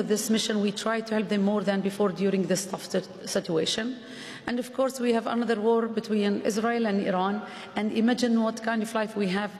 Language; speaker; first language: English; non-native, fluent; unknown